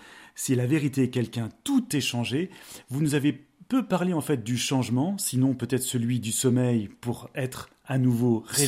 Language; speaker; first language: French; native; French